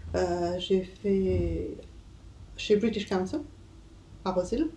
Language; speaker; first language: French; non-native, fluent; English